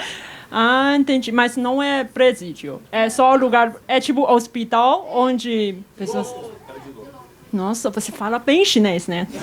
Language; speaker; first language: Portuguese; non-native, fluent; Chinese